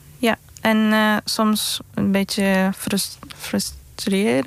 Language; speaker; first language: Dutch; non-native, fluent; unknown